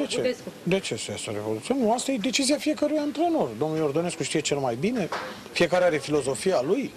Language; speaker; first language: Romanian; native; Romanian